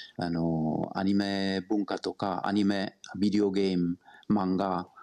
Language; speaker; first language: Japanese; non-native, fluent; German